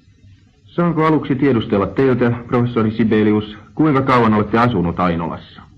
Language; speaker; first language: Finnish; native; Finnish